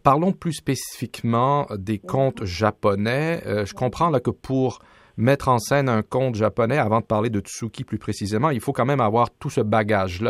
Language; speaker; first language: French; native; French